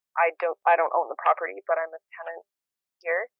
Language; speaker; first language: English; native; English